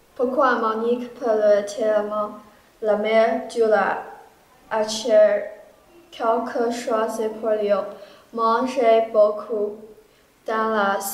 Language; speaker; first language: French; non-native, learner; English